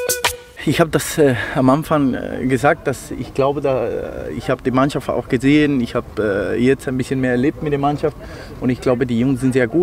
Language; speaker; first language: German; non-native, learner; Spanish